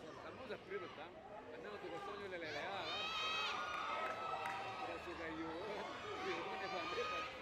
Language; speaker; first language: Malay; non-native, local second language; Minangkabau